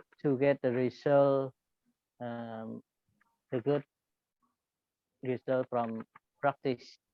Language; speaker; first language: English; non-native, learner; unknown